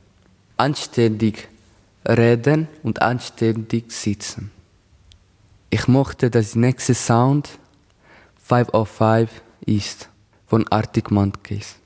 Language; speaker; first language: German; non-native, learner; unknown